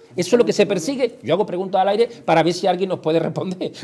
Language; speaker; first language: Spanish; native; Spanish